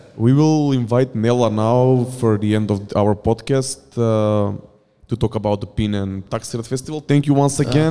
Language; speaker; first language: English; non-native, fluent; Macedonian